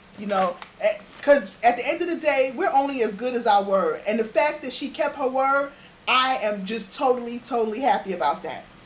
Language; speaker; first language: English; native; English